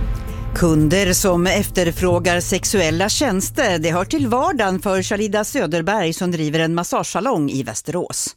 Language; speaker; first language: Swedish; native; Swedish